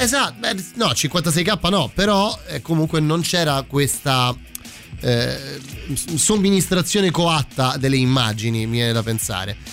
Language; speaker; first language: Italian; native; Italian